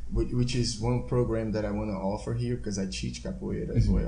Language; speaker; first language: English; non-native, fluent; Portuguese